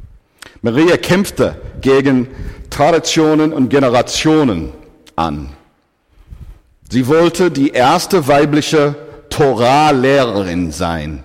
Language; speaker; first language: German; non-native, fluent; English